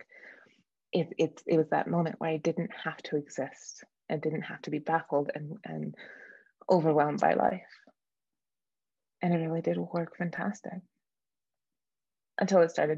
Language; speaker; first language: English; native; English